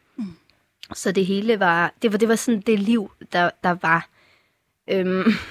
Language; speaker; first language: Danish; early bilingual, other home language; Persian